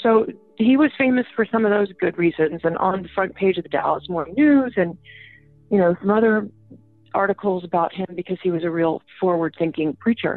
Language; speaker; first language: English; native; English